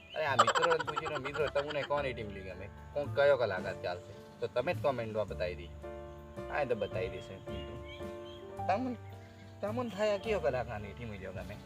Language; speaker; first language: Gujarati; native; Gujarati